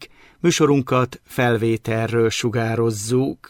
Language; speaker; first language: Hungarian; native; Hungarian